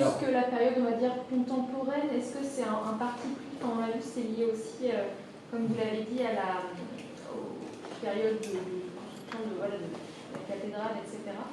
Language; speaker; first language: French; native; French